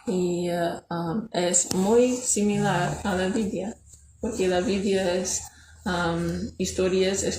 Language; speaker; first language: Spanish; non-native, learner; English